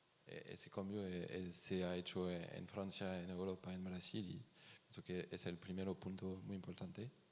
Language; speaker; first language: Spanish; non-native, fluent; French